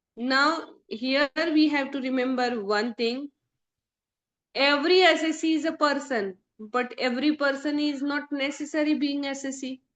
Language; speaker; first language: English; non-native, local second language; Hindi